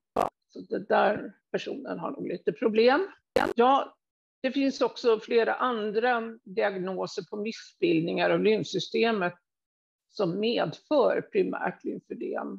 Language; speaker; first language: Swedish; native; Swedish